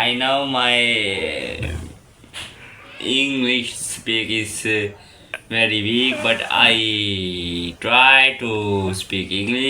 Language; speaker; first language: English; non-native, learner; Urdu